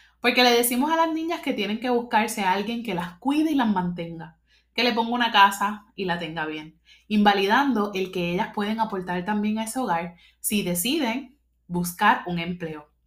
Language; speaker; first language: Spanish; native; Spanish